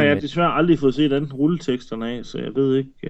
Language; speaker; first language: Danish; native; Danish